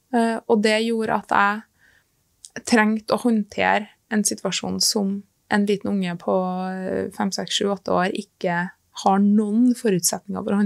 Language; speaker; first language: Norwegian; native; Norwegian